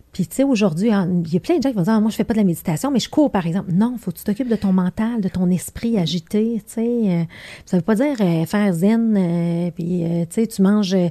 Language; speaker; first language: French; native; French